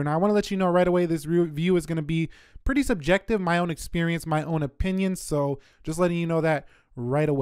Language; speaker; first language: English; native; English